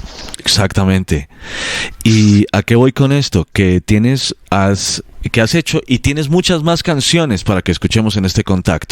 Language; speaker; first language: Spanish; native; Spanish